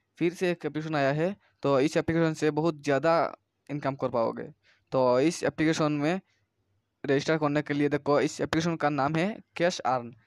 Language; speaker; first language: Hindi; non-native, local second language; Bangla